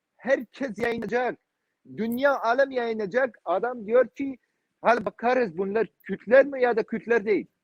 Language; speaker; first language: Turkish; non-native, learner; Kurdish